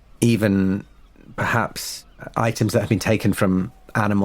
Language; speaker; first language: English; native; English